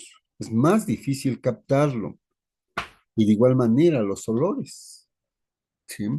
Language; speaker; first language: Spanish; native; Spanish